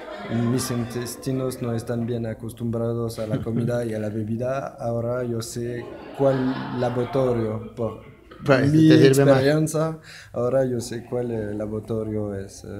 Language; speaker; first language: Spanish; non-native, learner; French